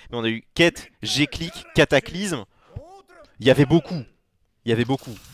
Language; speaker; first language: French; native; French